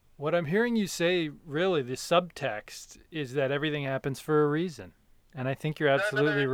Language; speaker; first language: English; native; English